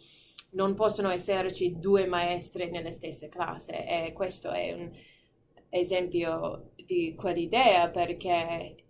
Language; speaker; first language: Italian; non-native, fluent; English